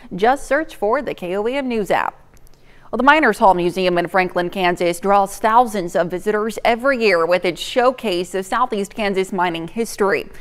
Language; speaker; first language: English; native; English